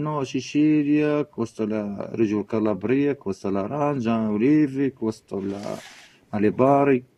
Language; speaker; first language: Italian; non-native, learner; Arabic